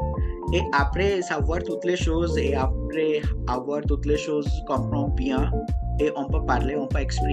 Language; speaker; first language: French; non-native, local second language; Hindi